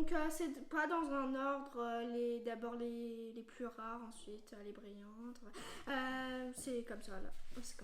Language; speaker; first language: French; native; French